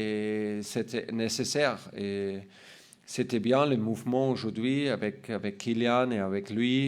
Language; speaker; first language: French; non-native, learner; German